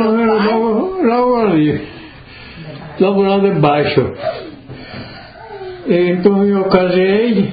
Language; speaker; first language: Portuguese; non-native, local second language; Italian